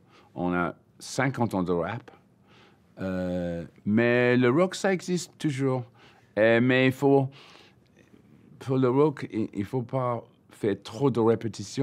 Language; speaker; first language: French; non-native, learner; English